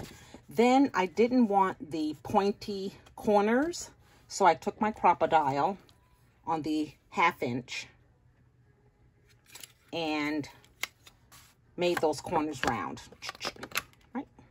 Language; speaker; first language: English; native; English